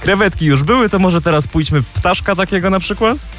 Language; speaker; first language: Polish; native; Polish